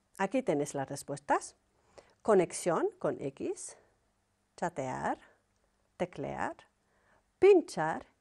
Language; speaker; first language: Spanish; non-native, fluent; Arabic